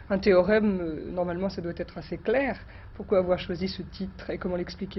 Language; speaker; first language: French; native; French